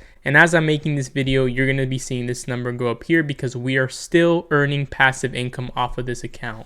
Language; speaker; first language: English; native; English